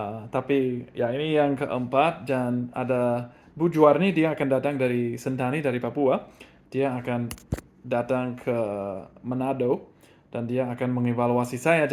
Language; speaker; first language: Indonesian; non-native, fluent; English